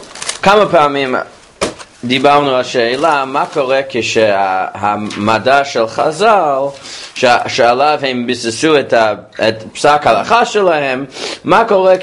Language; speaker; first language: Hebrew; non-native, fluent; English